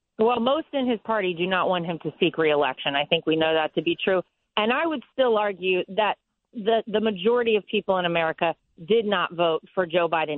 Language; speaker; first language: English; native; English